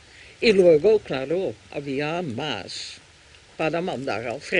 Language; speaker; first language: Spanish; non-native, fluent; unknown